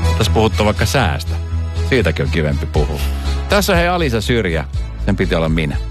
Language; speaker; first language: Finnish; non-native, fluent; Spanish